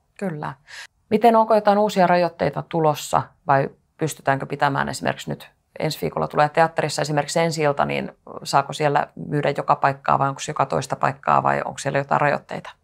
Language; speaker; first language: Finnish; native; Finnish